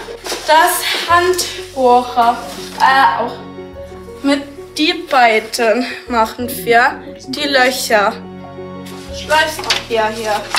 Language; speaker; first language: German; non-native, learner; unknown